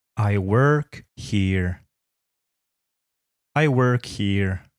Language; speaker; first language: English; non-native, fluent; Polish